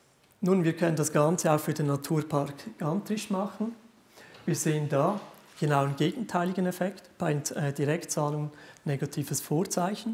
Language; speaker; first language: German; native; German